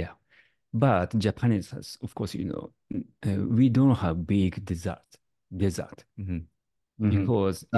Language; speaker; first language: English; non-native, learner; Japanese